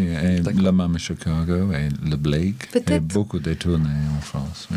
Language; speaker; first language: French; non-native, learner; English